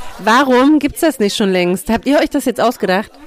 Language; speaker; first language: German; native; German